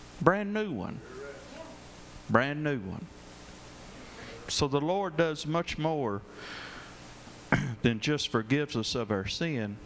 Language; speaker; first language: English; native; English